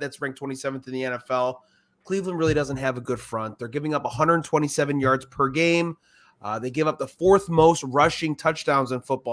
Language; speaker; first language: English; native; English